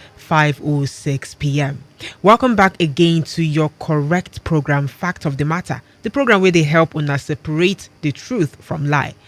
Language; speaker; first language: Nigerian Pidgin; non-native, local second language; Igbo